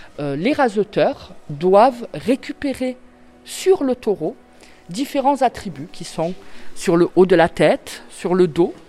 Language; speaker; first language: French; native; French